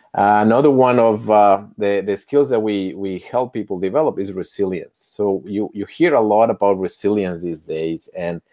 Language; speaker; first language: English; non-native, fluent; Spanish